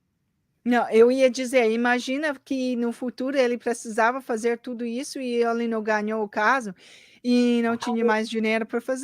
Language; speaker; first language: Portuguese; early bilingual, heritage; English